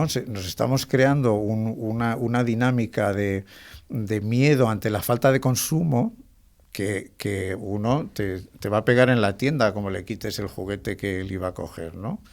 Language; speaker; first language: Spanish; native; Spanish